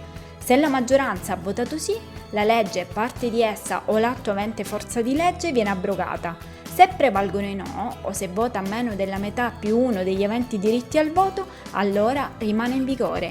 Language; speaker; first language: Italian; native; Italian